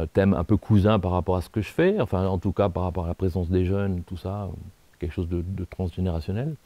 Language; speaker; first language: French; native; French